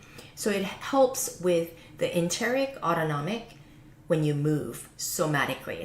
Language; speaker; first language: English; native; English